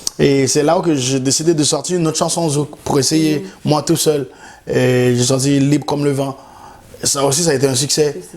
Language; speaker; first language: French; non-native, local second language; Haitian Creole